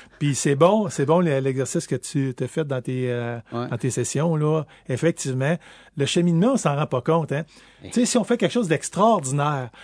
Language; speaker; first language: French; native; French